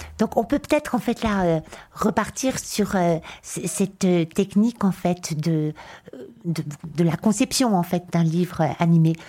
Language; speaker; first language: French; native; French